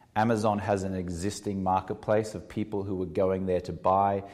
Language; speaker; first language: English; native; English